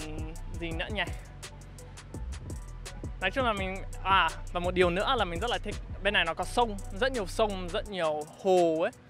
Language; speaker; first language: Vietnamese; non-native, fluent; English